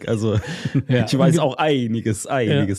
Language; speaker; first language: German; native; German